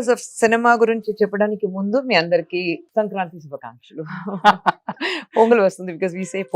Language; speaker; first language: Telugu; non-native, fluent; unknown